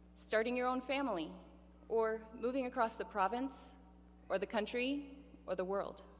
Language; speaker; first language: English; native; English